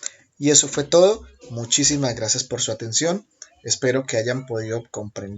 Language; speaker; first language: Spanish; native; Spanish